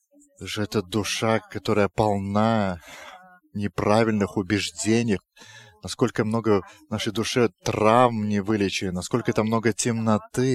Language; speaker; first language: Russian; non-native, fluent; Lithuanian